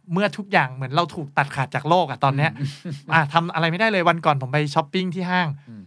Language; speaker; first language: Thai; native; Thai